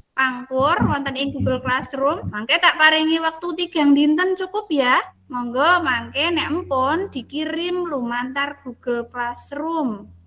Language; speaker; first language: Javanese; native; Javanese